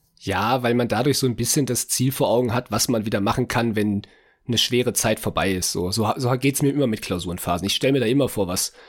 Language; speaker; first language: German; native; German